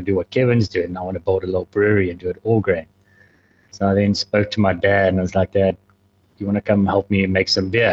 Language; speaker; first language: English; native; English